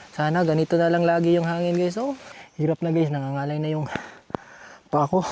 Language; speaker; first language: Filipino; non-native, local second language; Cebuano